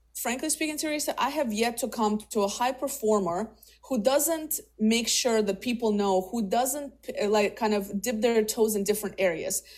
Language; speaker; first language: English; early bilingual, other home language; Russian